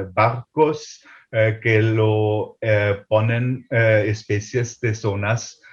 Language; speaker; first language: Spanish; non-native, fluent; German